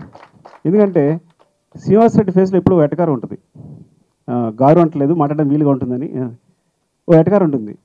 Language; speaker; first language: Telugu; native; Telugu